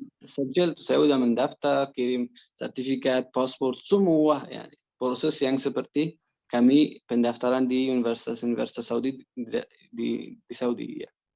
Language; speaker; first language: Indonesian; non-native, learner; Persian